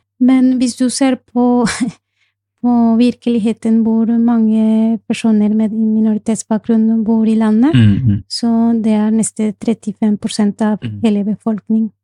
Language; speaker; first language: Norwegian; non-native, fluent; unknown